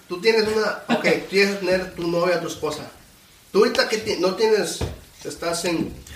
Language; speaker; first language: Spanish; early bilingual, heritage; Spanish